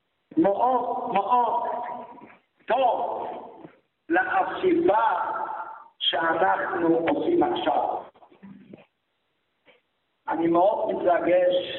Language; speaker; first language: Hebrew; non-native, fluent; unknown